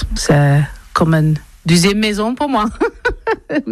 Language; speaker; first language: French; non-native, learner; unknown